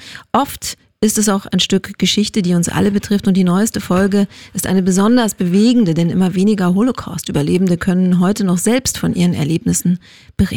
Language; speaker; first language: German; native; German